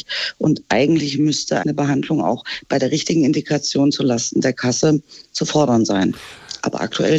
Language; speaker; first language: German; native; German